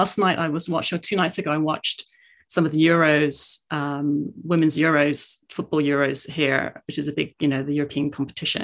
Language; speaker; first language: English; native; English